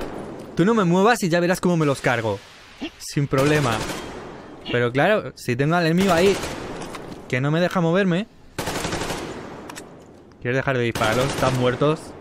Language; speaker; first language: Spanish; native; Spanish